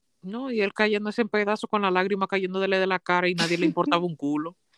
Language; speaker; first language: Spanish; early bilingual, heritage; Spanish